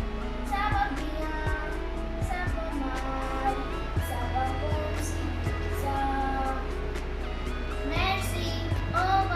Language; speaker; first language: French; non-native, learner; Hindi